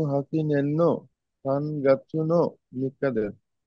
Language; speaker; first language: Japanese; non-native, learner; Bangla